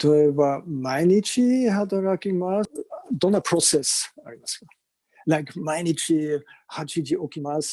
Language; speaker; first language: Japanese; non-native, learner; German